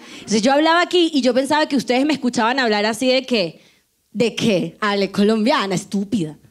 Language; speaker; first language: Spanish; native; Spanish